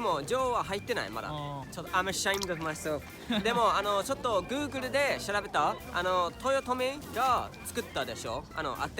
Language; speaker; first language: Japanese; non-native, learner; English